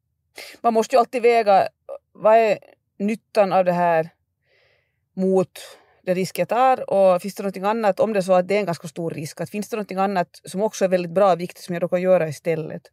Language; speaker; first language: Swedish; native; Swedish